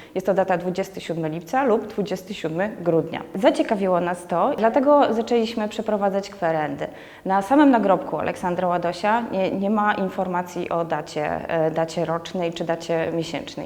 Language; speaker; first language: Polish; native; Polish